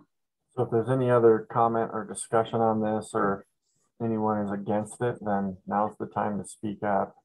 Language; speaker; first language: English; native; English